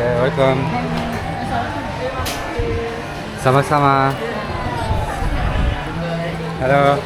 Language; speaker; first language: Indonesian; non-native, learner; French